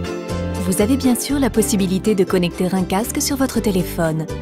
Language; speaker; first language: French; native; French